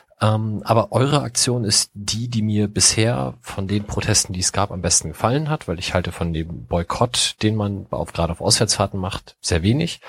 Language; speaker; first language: German; native; German